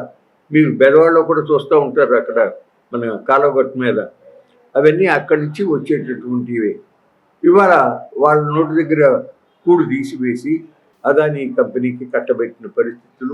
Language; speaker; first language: Telugu; native; Telugu